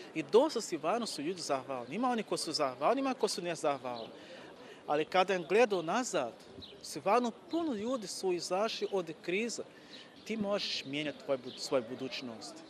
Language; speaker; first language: Bosnian; non-native, learner; Portuguese